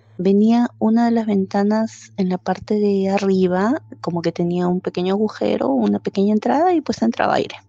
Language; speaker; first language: Spanish; native; Spanish